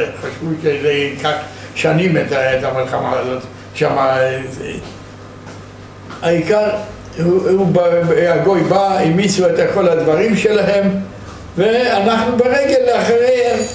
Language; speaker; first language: Hebrew; non-native, fluent; Yiddish